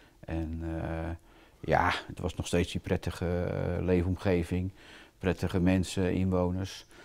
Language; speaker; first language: Dutch; native; Dutch